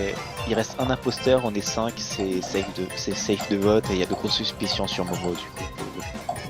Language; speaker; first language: French; native; French